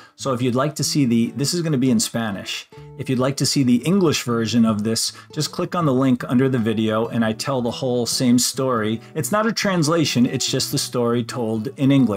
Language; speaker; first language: English; native; English